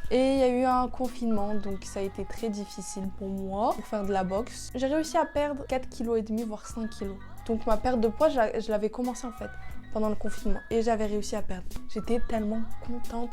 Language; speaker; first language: French; native; French